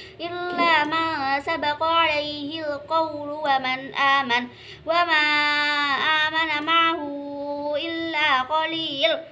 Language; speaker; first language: Arabic; non-native, learner; Indonesian